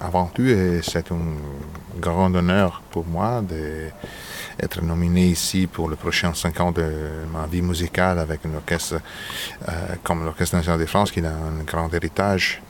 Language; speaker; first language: French; non-native, fluent; Italian